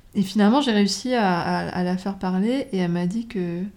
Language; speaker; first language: French; native; French